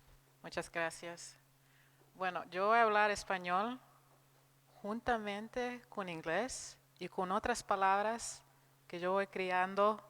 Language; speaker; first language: Spanish; non-native, fluent; Portuguese